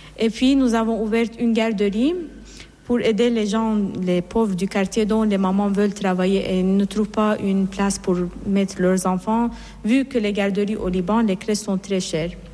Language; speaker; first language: French; non-native, fluent; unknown